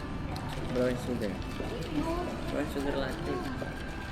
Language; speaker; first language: English; non-native, learner; Indonesian